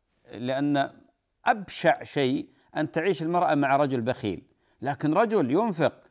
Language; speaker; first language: Arabic; native; Arabic